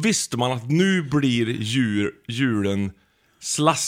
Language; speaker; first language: Swedish; native; Swedish